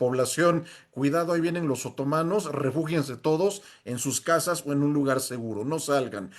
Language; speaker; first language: Spanish; native; Spanish